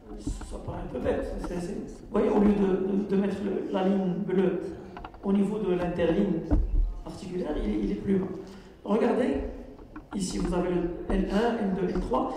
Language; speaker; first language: French; non-native, local second language; Arabic